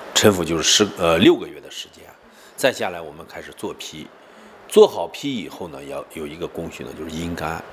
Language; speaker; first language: Chinese; native; Chinese